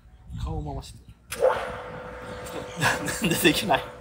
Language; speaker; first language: Japanese; non-native, fluent; Thai